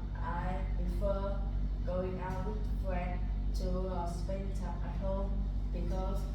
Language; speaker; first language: English; non-native, learner; Vietnamese